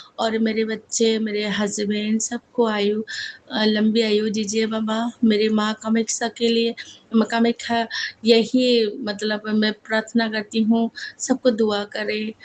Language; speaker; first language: Hindi; non-native, local second language; Assamese